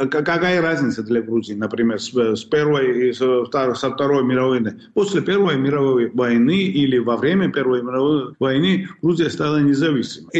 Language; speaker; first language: Russian; non-native, local second language; Georgian